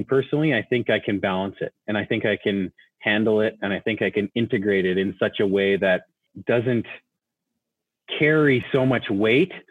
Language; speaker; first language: English; native; English